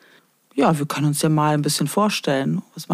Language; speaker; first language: German; native; German